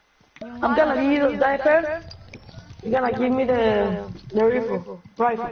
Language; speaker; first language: English; non-native, learner; Greek